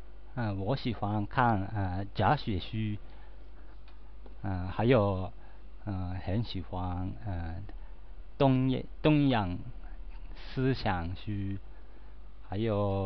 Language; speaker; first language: Chinese; non-native, learner; Japanese